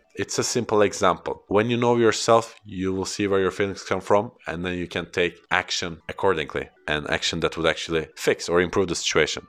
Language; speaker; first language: English; non-native, fluent; Turkish